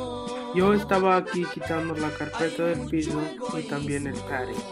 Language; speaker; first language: Spanish; non-native, learner; English